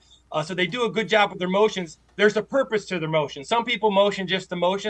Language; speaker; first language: English; native; English